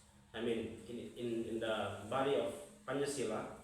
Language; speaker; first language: English; non-native, fluent; Indonesian